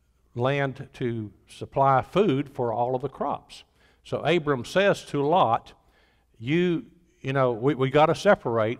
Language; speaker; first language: English; native; English